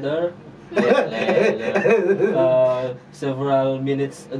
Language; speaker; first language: English; non-native, learner; Indonesian